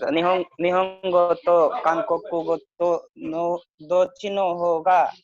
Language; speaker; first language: Japanese; non-native, learner; Hindi